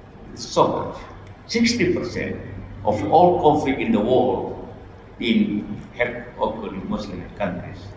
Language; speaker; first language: English; non-native, learner; Indonesian